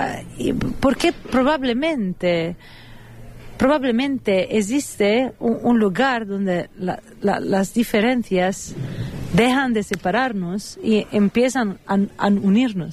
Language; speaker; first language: Spanish; non-native, fluent; Italian